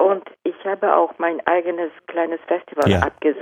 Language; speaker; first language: German; non-native, fluent; Japanese